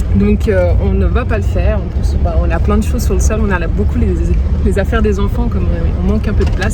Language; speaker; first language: French; native; French